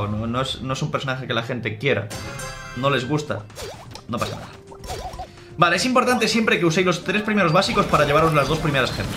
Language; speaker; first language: Spanish; native; Spanish